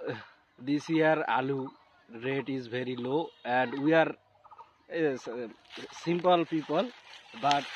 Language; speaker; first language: English; non-native, learner; Bangla